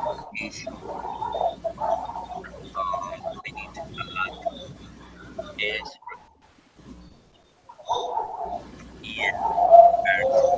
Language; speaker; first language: English; non-native, learner; Spanish